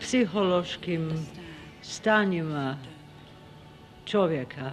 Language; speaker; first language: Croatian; non-native, fluent; English